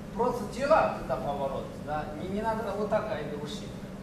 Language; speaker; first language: Russian; non-native, learner; Chinese